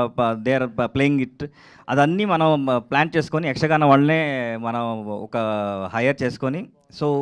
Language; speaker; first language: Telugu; non-native, learner; Kannada